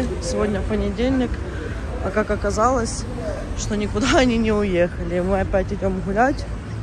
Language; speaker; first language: Russian; non-native, local second language; Ukrainian